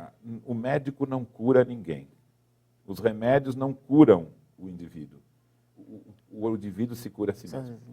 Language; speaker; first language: Portuguese; native; Portuguese